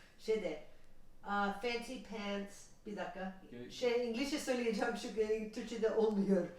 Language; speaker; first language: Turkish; non-native, learner; English